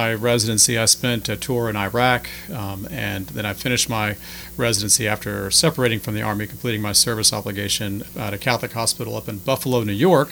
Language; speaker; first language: English; native; English